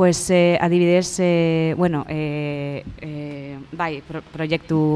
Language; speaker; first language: Basque; non-native, local second language; Spanish